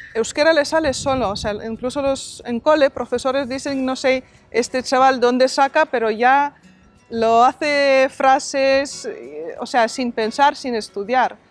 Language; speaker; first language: Spanish; non-native, fluent; Ukrainian